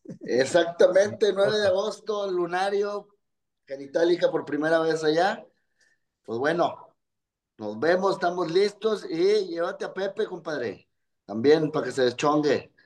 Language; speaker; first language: Spanish; native; Spanish